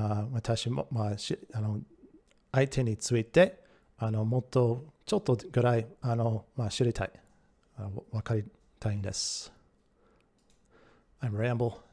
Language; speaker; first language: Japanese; non-native, learner; English